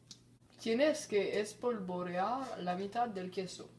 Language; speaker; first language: Spanish; non-native, learner; French